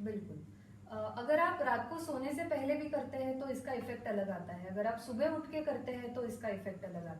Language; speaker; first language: Hindi; non-native, local second language; Marathi